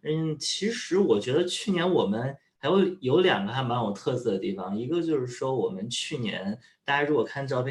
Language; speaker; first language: Chinese; native; Chinese